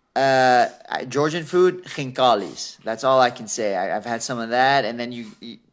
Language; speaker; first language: English; early bilingual, other home language; Assyrian Neo-Aramaic